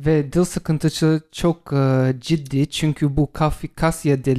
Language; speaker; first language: Turkish; non-native, fluent; English